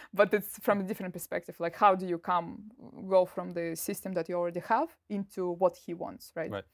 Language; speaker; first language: English; non-native, fluent; Russian